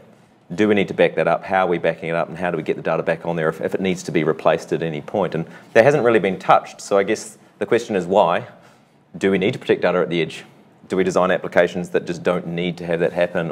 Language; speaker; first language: English; native; English